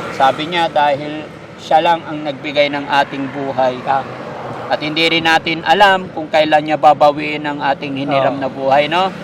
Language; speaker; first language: Filipino; non-native, local second language; Pangasinan